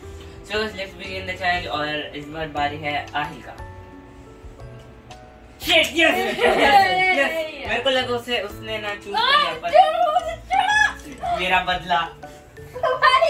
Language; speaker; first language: Hindi; native; Hindi